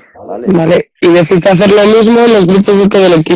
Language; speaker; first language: Spanish; native; Spanish